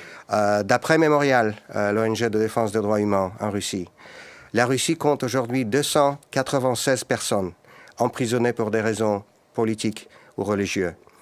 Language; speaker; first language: French; non-native, fluent; Russian